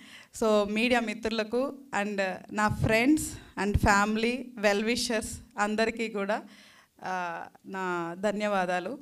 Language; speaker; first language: Telugu; native; Telugu